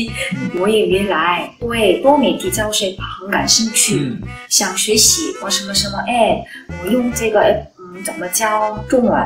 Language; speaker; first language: Chinese; non-native, learner; Korean